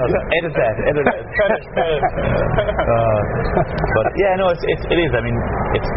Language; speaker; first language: English; native; English